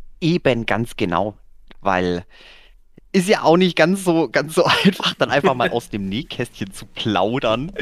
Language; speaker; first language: German; native; German